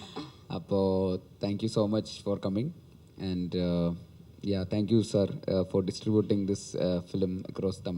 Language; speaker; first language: Tamil; non-native, learner; Malayalam